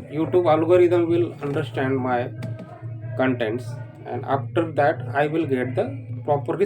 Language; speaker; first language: English; non-native, learner; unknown